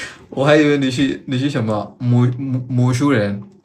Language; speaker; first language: Chinese; non-native, fluent; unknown